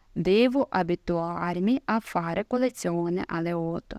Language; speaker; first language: Italian; non-native, fluent; Ukrainian